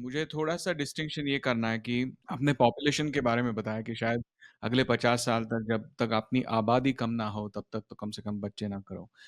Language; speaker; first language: Hindi; non-native, local second language; Marathi